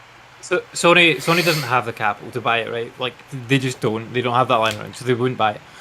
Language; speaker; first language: English; native; English